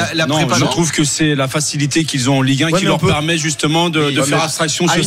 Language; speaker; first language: French; native; French